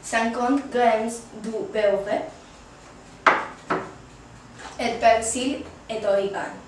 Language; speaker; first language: French; non-native, learner; Spanish